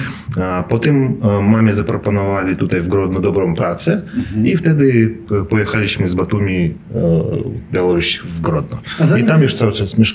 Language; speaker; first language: Polish; non-native, fluent; Russian